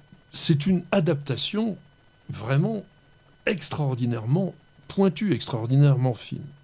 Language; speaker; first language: French; native; French